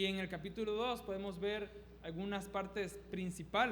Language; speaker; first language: Spanish; native; Spanish